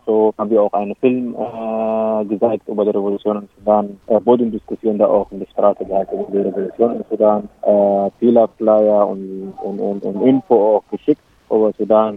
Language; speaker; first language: German; non-native, local second language; Arabic